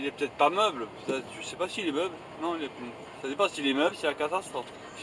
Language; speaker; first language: French; native; French